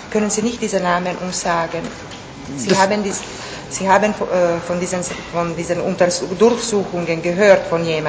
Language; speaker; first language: German; non-native, fluent; Italian